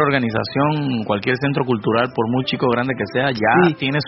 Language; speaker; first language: Spanish; native; Spanish